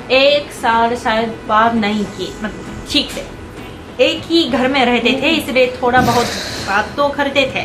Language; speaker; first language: Hindi; non-native, fluent; Japanese